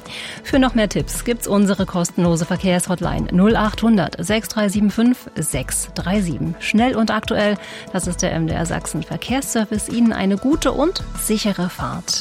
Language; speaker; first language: German; native; German